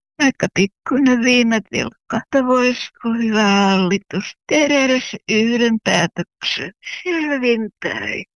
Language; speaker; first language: Finnish; native; Finnish